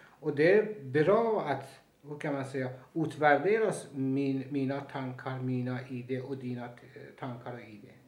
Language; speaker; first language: Swedish; non-native, fluent; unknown